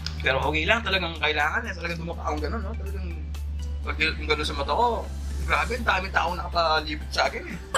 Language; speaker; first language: Filipino; native; Filipino